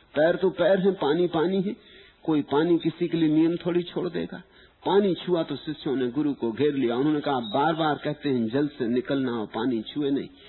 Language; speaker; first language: Hindi; native; Hindi